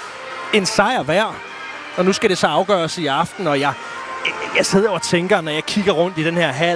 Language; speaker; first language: Danish; native; Danish